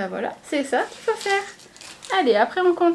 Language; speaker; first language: French; native; French